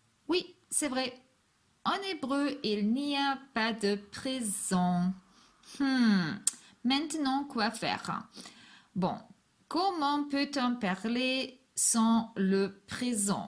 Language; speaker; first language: French; non-native, fluent; Hebrew